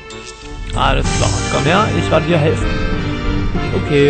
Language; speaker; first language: German; native; German